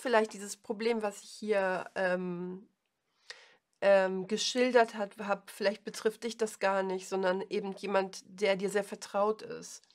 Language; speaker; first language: German; native; German